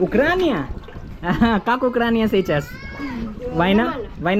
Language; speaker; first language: Russian; non-native, learner; Hindi